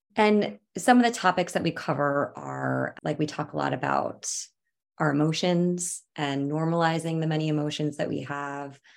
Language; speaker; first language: English; native; English